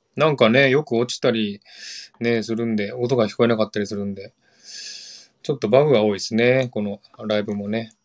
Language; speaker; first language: Japanese; non-native, fluent; Korean